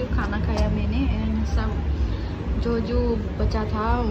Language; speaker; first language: Hindi; non-native, local second language; Kok Borok